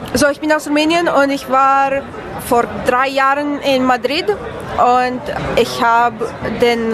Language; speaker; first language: German; non-native, learner; Romanian